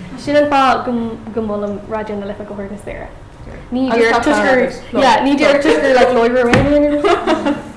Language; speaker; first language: Irish; non-native, local second language; English